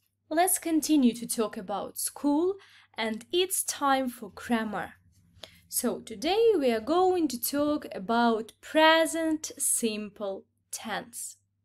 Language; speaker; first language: English; non-native, fluent; Ukrainian